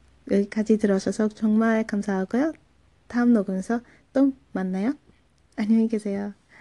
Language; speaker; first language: Korean; non-native, fluent; English